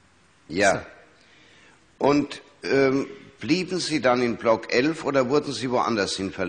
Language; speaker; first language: German; native; German